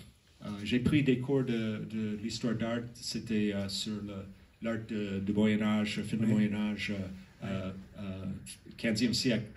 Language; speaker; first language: French; non-native, learner; English